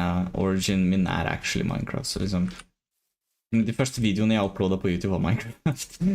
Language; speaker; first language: Norwegian; native; Norwegian